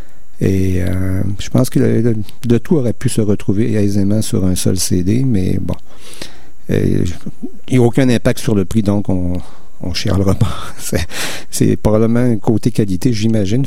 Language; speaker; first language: French; native; French